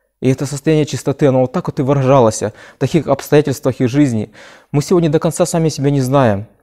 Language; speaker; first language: Russian; native; Russian